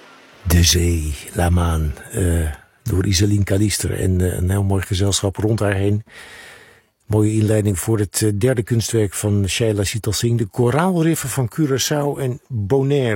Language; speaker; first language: Dutch; native; Dutch